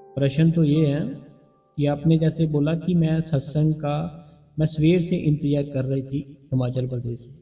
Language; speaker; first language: Hindi; non-native, local second language; Punjabi